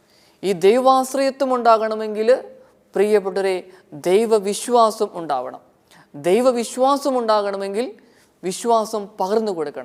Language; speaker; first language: Malayalam; native; Malayalam